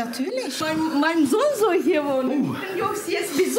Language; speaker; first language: German; non-native, learner; Turkish